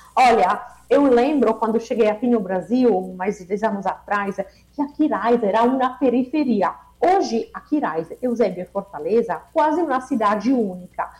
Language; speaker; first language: Portuguese; non-native, fluent; Italian